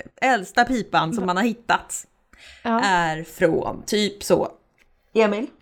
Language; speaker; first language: Swedish; native; Swedish